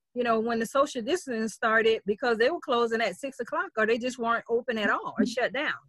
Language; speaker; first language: English; native; English